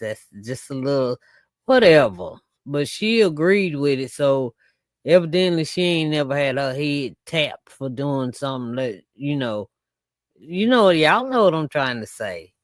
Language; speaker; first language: English; native; English